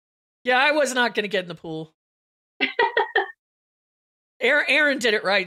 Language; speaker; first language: English; native; English